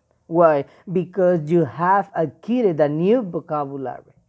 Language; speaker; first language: English; non-native, learner; Spanish